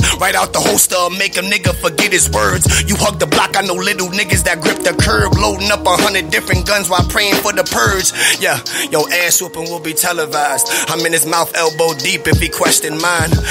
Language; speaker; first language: English; native; English